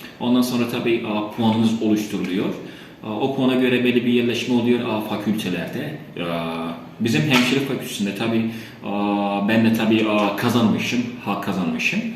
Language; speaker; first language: Turkish; non-native, fluent; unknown